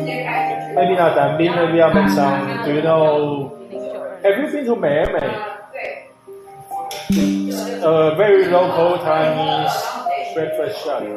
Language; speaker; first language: English; non-native, fluent; Chinese